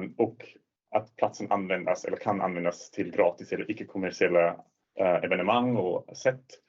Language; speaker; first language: Swedish; non-native, fluent; Swiss German